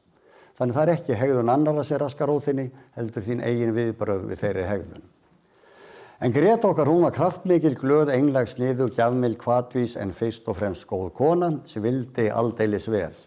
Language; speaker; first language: Icelandic; native; Icelandic